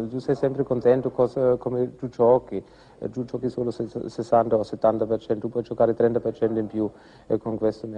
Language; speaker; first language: Italian; non-native, fluent; German